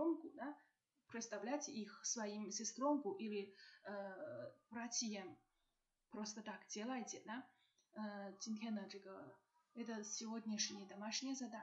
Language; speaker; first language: Russian; non-native, learner; Chinese